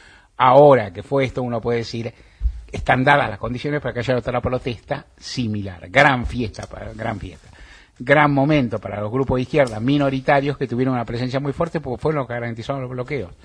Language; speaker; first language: Spanish; native; Spanish